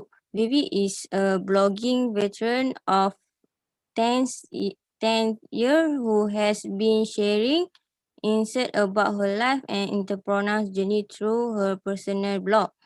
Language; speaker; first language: English; non-native, learner; Malay